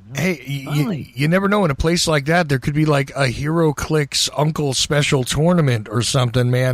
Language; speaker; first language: English; native; English